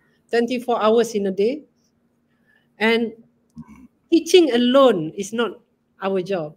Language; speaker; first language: English; non-native, local second language; Malay